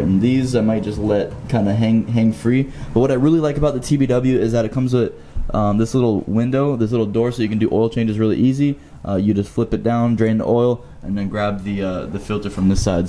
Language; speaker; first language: English; native; English